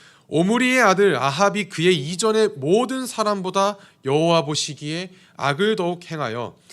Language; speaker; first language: Korean; native; Korean